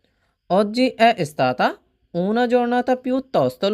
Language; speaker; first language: Italian; non-native, fluent; Bangla